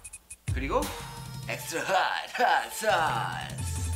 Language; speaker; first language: Korean; non-native, fluent; English